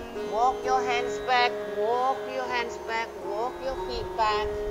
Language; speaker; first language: English; non-native, fluent; Indonesian